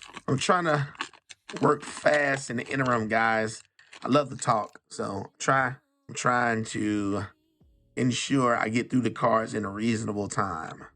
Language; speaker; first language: English; native; English